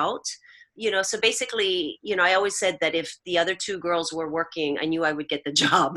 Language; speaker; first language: English; early bilingual, other home language; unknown